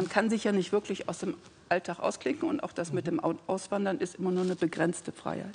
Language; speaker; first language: German; native; German